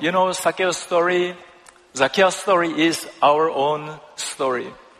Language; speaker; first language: English; non-native, fluent; Korean